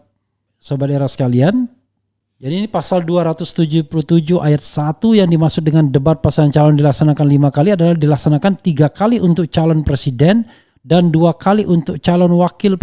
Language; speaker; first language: Indonesian; native; Indonesian